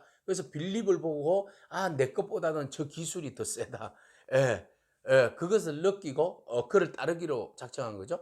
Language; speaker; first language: Korean; native; Korean